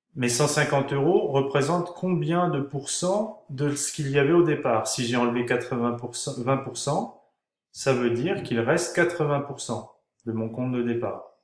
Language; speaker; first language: French; native; French